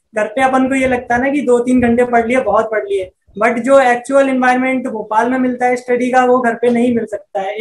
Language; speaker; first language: Hindi; native; Hindi